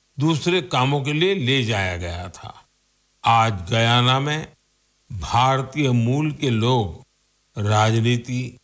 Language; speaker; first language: Hindi; non-native, local second language; Gujarati